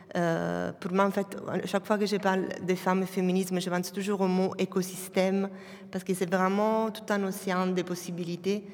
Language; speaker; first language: French; non-native, fluent; Italian